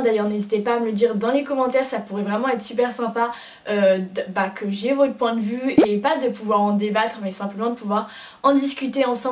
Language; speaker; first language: French; native; French